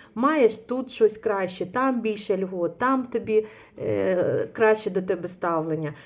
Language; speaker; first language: Ukrainian; non-native, local second language; Russian